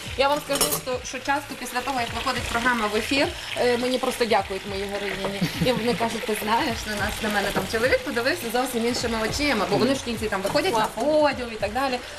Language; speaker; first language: Ukrainian; native; Ukrainian